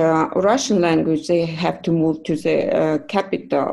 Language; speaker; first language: English; non-native, fluent; Russian